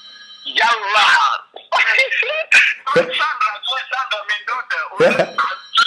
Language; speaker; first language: Swedish; non-native, fluent; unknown